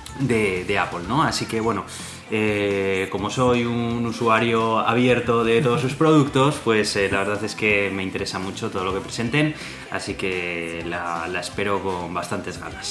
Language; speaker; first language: Spanish; native; Spanish